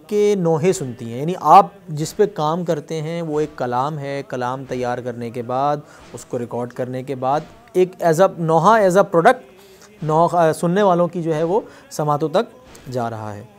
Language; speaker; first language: Urdu; native; Urdu